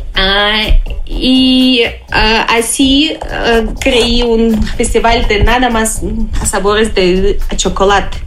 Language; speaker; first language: Spanish; non-native, learner; Russian